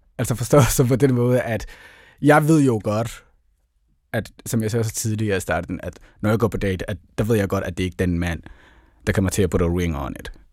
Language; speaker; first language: Danish; early bilingual, other home language; Somali